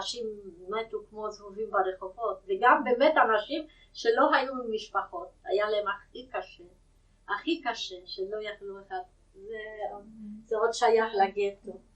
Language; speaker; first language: Hebrew; non-native, fluent; Yiddish